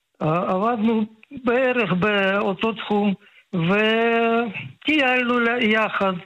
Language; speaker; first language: Hebrew; non-native, fluent; Russian